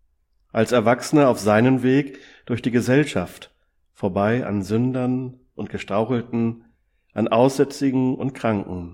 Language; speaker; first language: German; native; German